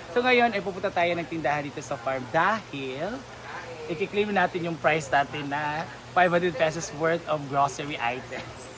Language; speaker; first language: Filipino; non-native, local second language; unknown